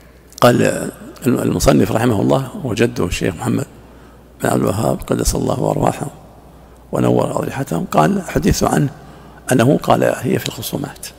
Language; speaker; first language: Arabic; native; Arabic